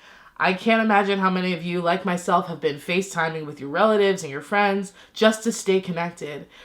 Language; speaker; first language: English; native; English